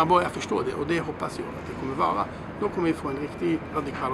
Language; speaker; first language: Swedish; non-native, fluent; Hebrew